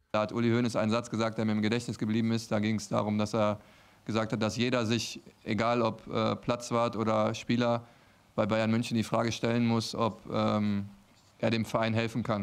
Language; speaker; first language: German; native; German